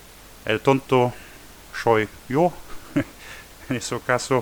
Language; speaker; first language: Spanish; non-native, learner; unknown